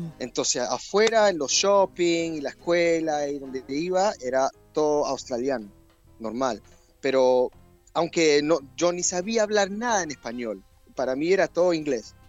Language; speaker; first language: Spanish; early bilingual, heritage; English